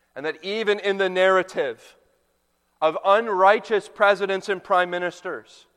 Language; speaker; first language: English; native; English